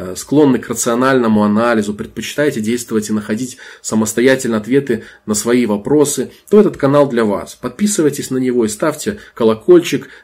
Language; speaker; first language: Russian; non-native, local second language; Belarusian